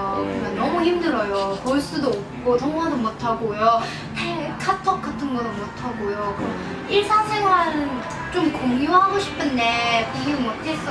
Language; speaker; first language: Korean; non-native, fluent; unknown